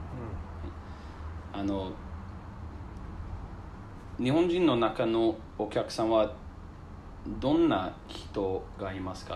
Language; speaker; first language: Japanese; non-native, learner; English